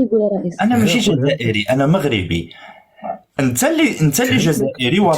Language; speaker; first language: Arabic; native; Arabic